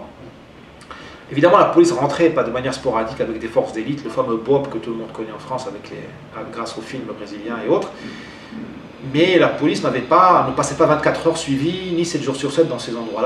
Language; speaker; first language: French; non-native, local second language; Arabic